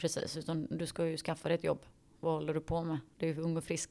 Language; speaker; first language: Swedish; early bilingual, other home language; Bosnian